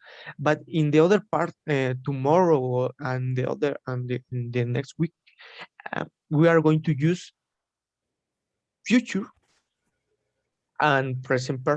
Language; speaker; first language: English; non-native, learner; Spanish